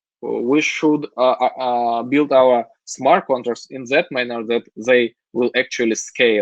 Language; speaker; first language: English; non-native, fluent; Russian